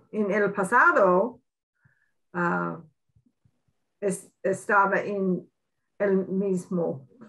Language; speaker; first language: Spanish; non-native, learner; English